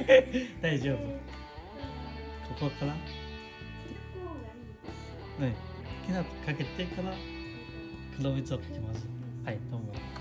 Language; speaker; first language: Japanese; non-native, fluent; Chinese